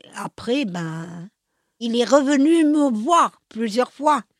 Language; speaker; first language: French; non-native, local second language; Arabic